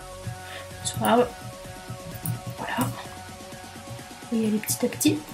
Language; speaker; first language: French; native; French